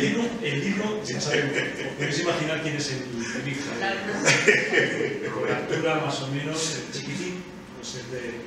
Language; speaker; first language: Spanish; native; Spanish